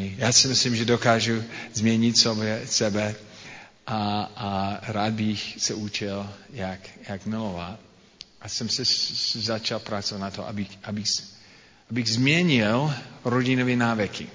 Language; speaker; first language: Czech; non-native, fluent; English